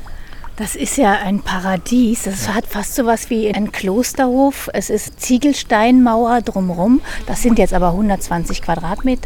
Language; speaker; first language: German; native; German